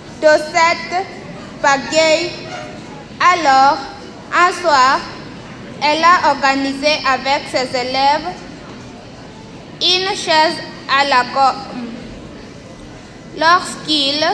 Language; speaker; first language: French; non-native, learner; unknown